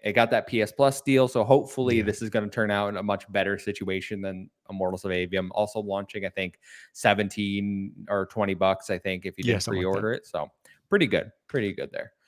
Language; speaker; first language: English; native; English